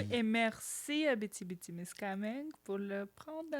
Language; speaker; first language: French; non-native, learner; Ukrainian